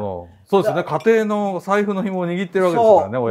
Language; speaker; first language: Japanese; native; Japanese